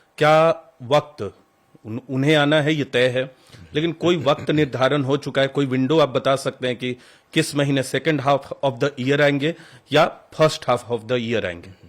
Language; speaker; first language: Hindi; native; Hindi